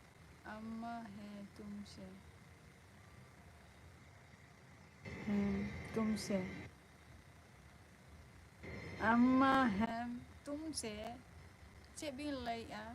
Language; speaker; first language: Bangla; non-native, local second language; Santali